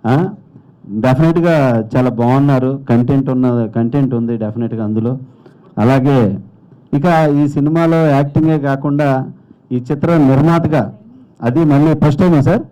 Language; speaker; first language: Telugu; native; Telugu